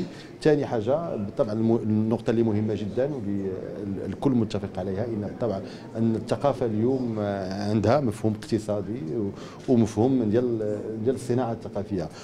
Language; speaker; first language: Arabic; native; Arabic